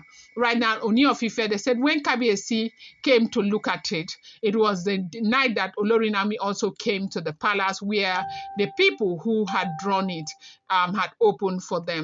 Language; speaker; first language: English; non-native, local second language; Yoruba